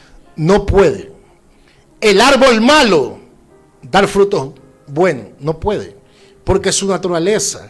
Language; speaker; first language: Spanish; native; Spanish